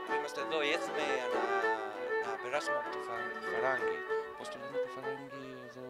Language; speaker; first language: Greek; non-native, learner; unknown